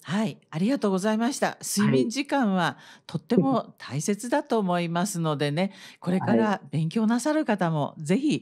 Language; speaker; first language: Japanese; native; Japanese